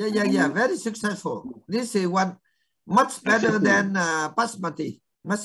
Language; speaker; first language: English; non-native, fluent; Vietnamese